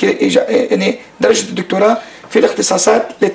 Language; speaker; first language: Arabic; native; Arabic